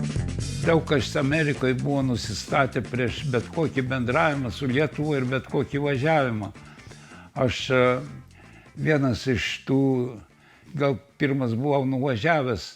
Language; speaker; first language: Lithuanian; early bilingual, heritage; Lithuanian